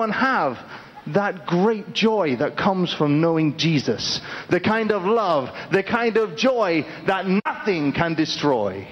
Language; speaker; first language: English; native; English